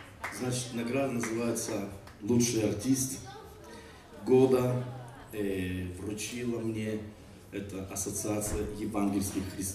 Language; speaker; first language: Russian; non-native, fluent; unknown